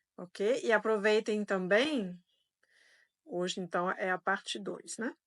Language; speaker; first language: Portuguese; non-native, fluent; French